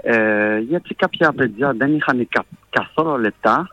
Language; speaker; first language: Greek; non-native, fluent; French